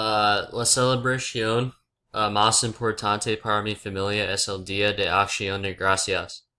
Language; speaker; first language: Spanish; non-native, learner; English